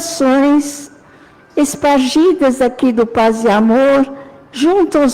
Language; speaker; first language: Portuguese; native; Portuguese